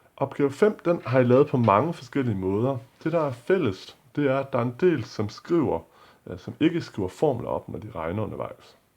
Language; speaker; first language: Danish; native; Danish